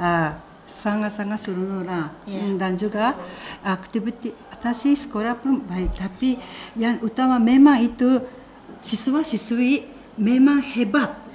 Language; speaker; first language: Indonesian; non-native, fluent; Japanese